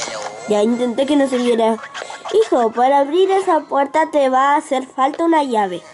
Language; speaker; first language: Spanish; native; Spanish